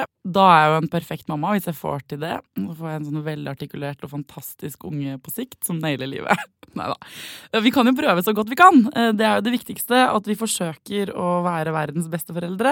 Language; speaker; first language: Norwegian; native; Norwegian